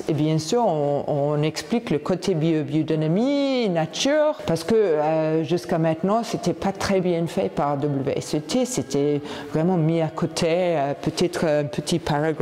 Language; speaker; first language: French; non-native, fluent; English